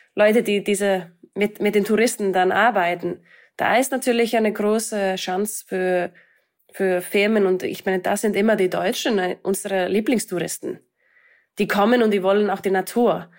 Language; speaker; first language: German; non-native, fluent; Icelandic